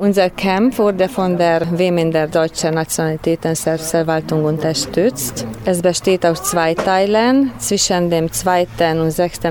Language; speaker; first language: German; non-native, local second language; Hungarian